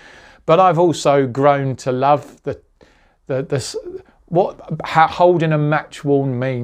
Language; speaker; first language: English; native; English